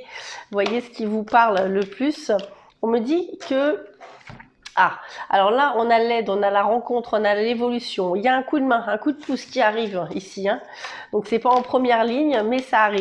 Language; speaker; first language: French; native; French